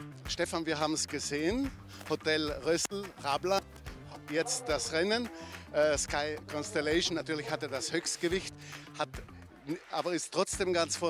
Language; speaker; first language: German; native; German